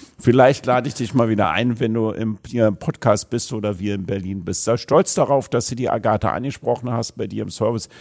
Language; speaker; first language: German; native; German